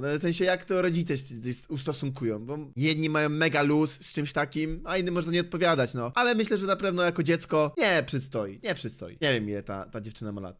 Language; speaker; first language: Polish; native; Polish